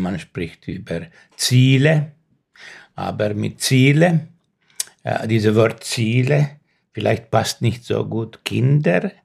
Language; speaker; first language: German; non-native, learner; Finnish